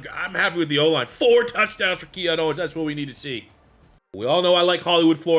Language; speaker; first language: English; native; English